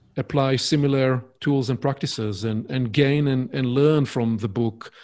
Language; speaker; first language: English; non-native, fluent; Hebrew